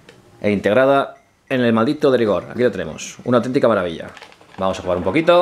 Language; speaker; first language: Spanish; native; Spanish